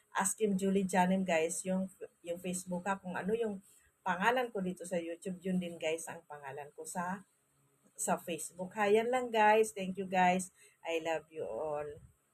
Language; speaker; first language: Filipino; non-native, local second language; Masbatenyo